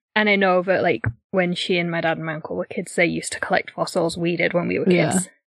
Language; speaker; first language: English; native; English